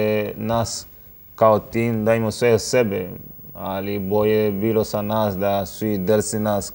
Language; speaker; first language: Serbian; non-native, learner; Spanish